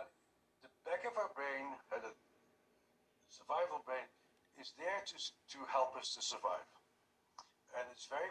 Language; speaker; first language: English; non-native, fluent; Dutch